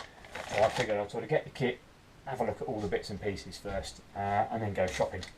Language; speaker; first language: English; native; English